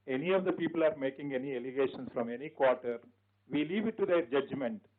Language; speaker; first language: English; non-native, local second language; Telugu